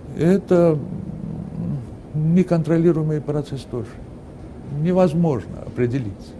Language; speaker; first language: Russian; non-native, fluent; Armenian